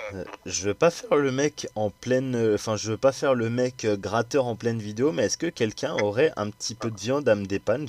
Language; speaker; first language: French; native; French